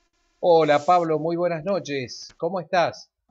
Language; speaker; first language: Spanish; native; Spanish